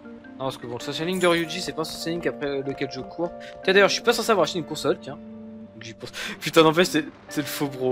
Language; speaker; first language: French; native; French